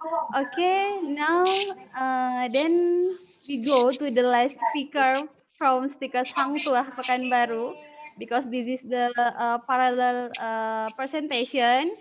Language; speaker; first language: English; non-native, learner; Indonesian